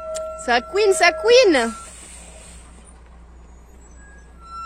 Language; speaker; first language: French; native; French